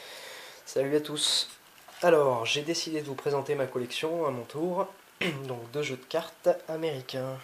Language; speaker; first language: French; native; French